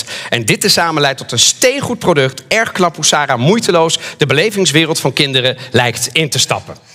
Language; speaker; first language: Dutch; native; Dutch